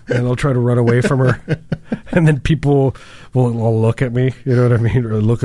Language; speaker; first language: English; native; English